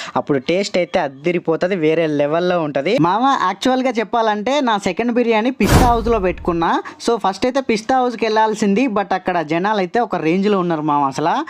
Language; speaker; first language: Telugu; native; Telugu